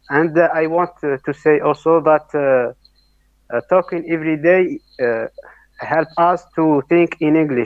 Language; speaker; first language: English; non-native, learner; Arabic